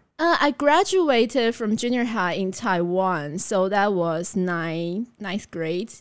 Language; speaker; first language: English; non-native, fluent; Chinese